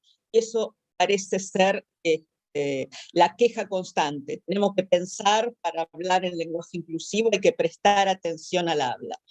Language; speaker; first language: Spanish; native; Spanish